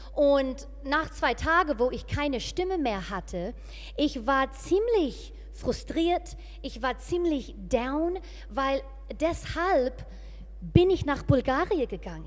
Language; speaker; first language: German; non-native, fluent; English